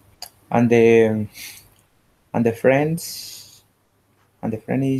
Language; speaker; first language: English; non-native, learner; Spanish